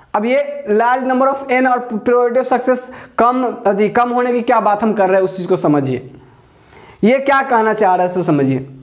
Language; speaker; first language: Hindi; native; Hindi